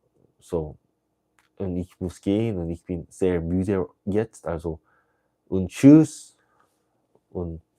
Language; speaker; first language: German; non-native, learner; English